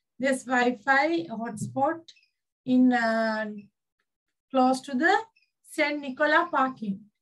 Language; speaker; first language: English; non-native, local second language; Sinhala